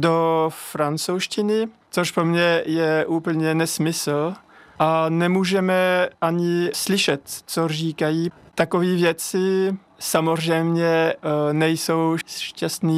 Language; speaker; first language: Czech; non-native, fluent; French